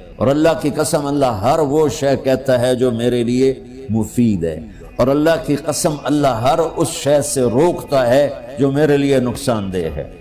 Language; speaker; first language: Urdu; non-native, local second language; Punjabi